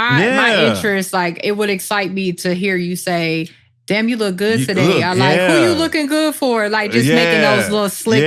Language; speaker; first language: English; native; English